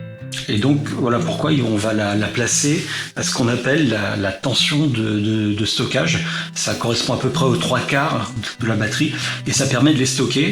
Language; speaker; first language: French; native; French